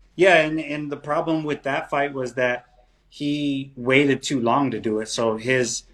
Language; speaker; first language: English; native; English